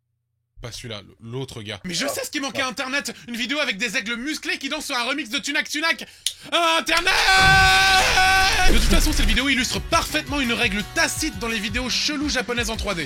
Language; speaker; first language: French; native; French